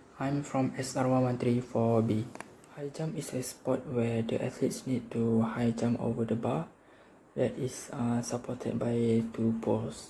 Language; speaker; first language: English; non-native, learner; Malay